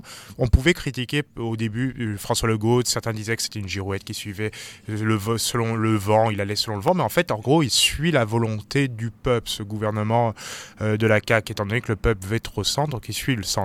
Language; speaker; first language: French; native; French